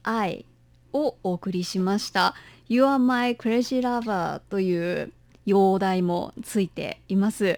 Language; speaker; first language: Japanese; native; Japanese